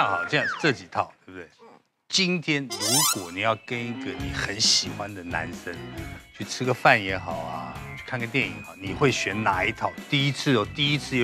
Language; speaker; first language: Chinese; native; Chinese